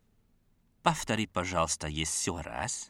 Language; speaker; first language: Russian; non-native, fluent; Dutch